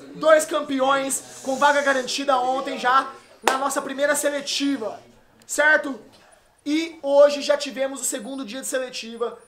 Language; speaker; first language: Portuguese; native; Portuguese